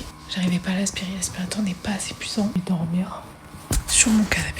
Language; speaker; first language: French; native; French